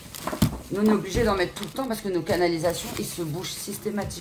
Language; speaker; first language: French; native; French